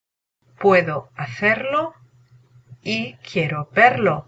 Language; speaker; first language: Spanish; non-native, learner; English